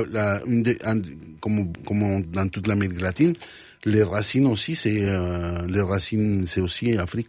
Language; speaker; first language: French; non-native, fluent; Spanish